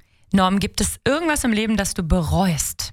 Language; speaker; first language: German; native; German